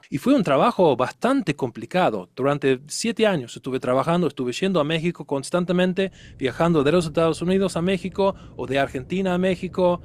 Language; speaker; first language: Spanish; non-native, fluent; English